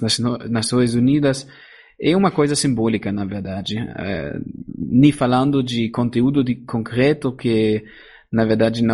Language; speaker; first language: Portuguese; non-native, fluent; German